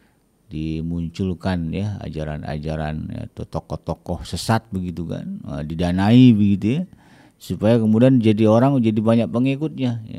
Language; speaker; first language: Indonesian; native; Indonesian